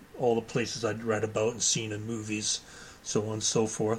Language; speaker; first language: English; native; English